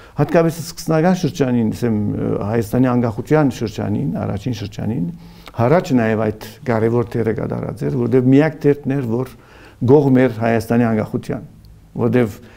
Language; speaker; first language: Armenian; early bilingual, heritage; Armenian